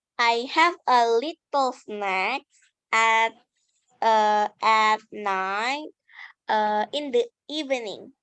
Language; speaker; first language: English; non-native, learner; Indonesian